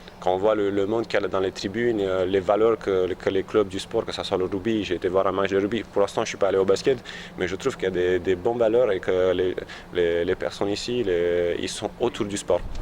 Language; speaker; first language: French; non-native, fluent; Romanian